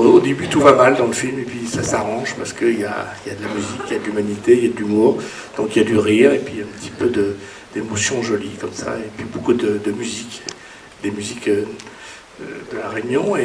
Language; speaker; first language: French; native; French